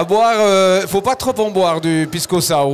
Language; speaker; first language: French; native; French